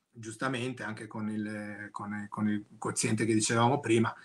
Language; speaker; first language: Italian; native; Italian